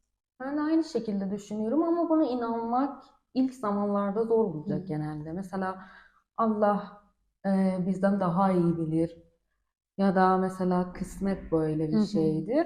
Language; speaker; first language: Turkish; non-native, learner; Persian